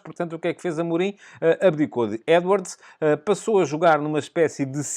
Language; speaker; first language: Portuguese; native; Portuguese